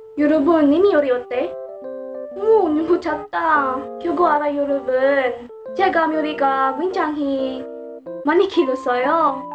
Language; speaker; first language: Korean; non-native, learner; Cebuano